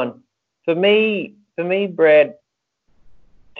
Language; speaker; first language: English; native; English